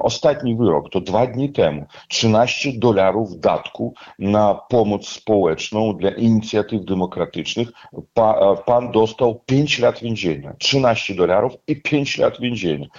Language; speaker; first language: Polish; non-native, fluent; Russian